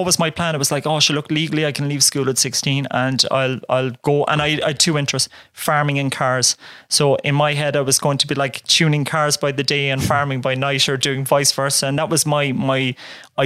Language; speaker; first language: English; native; English